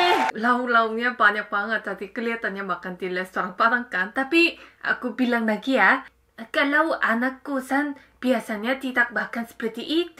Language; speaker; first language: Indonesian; non-native, fluent; Korean